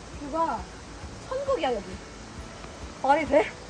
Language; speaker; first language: Korean; native; Korean